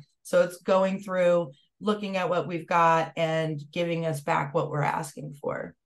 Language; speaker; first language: English; native; English